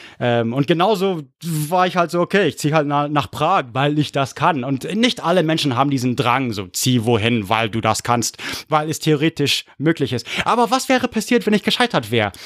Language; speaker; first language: German; early bilingual, other home language; English